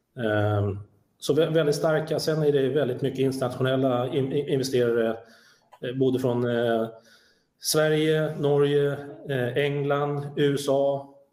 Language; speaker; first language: Swedish; native; Swedish